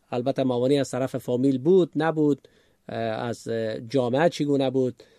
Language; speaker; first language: Persian; native; Persian